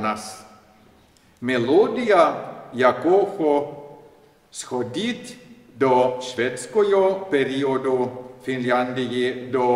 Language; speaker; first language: Ukrainian; non-native, learner; Swedish